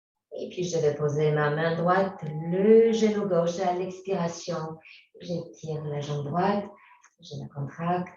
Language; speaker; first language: French; native; French